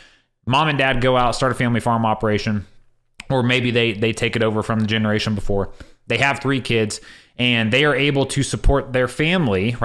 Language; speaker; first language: English; native; English